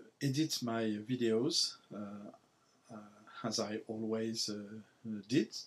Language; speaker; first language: English; non-native, learner; French